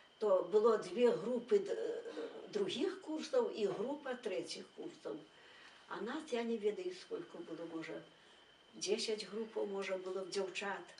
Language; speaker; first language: Belarusian; native; Belarusian